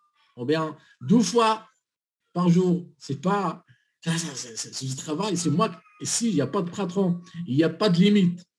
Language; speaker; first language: French; non-native, learner; Arabic